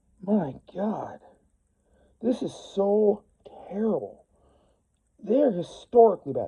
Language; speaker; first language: English; native; English